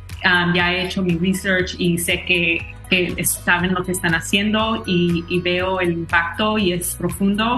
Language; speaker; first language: Spanish; early bilingual, heritage; Spanish